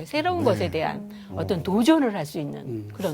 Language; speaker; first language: Korean; native; Korean